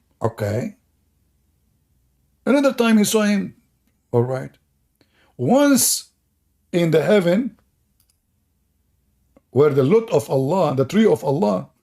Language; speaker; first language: English; non-native, fluent; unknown